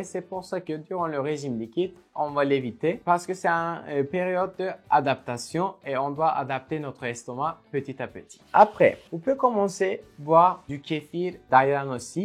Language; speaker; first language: French; non-native, fluent; Turkish